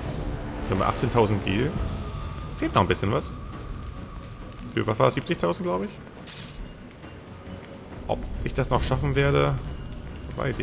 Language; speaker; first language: German; native; German